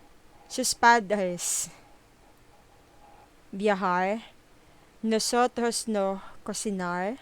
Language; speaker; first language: Spanish; non-native, learner; Filipino